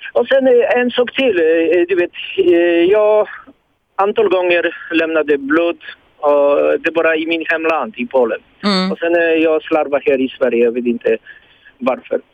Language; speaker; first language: Swedish; non-native, learner; Polish